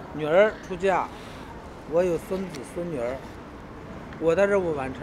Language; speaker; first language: Chinese; native; Chinese